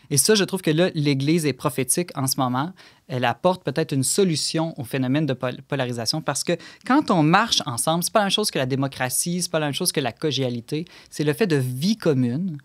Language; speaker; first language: French; native; French